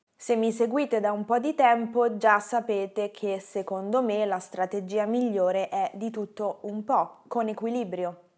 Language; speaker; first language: Italian; native; Italian